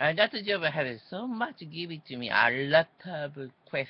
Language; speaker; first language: English; non-native, learner; Japanese